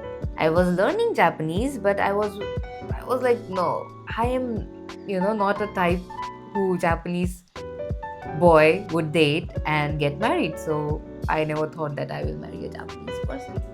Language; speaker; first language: English; non-native, local second language; Hindi